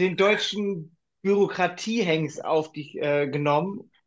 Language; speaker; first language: German; native; German